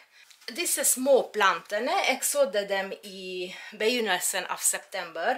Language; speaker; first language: Norwegian; non-native, fluent; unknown